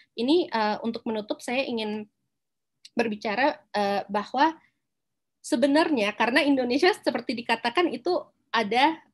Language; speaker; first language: Indonesian; non-native, local second language; Minangkabau